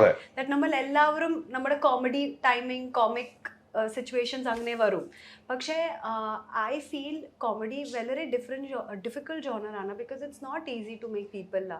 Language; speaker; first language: Malayalam; early bilingual, heritage; Malayalam